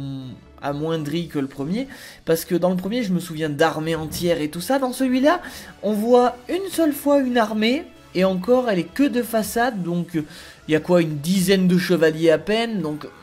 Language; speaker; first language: French; native; French